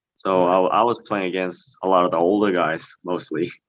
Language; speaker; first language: English; early bilingual, other home language; Korean